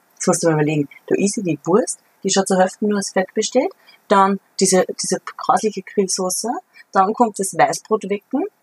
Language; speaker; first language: German; native; German